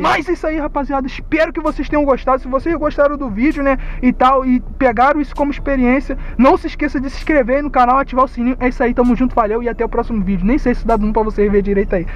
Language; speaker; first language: Portuguese; native; Portuguese